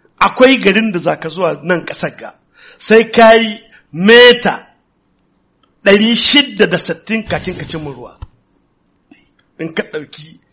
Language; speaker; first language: Hausa; non-native, local second language; Tamasheq